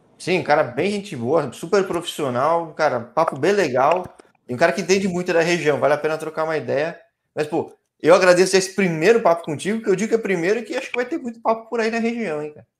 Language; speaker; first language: Portuguese; native; Portuguese